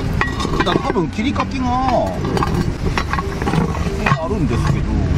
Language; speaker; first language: Japanese; native; Japanese